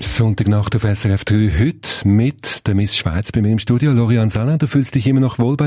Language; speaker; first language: German; native; German